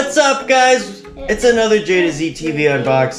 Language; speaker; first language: English; native; English